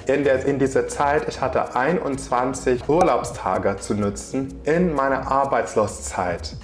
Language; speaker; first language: German; non-native, fluent; English